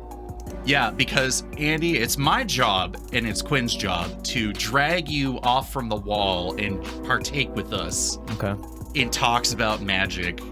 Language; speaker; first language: English; native; English